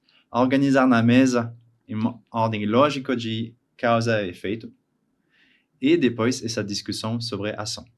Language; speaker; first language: Portuguese; non-native, learner; French